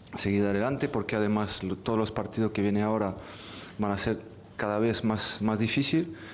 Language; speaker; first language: Spanish; non-native, fluent; French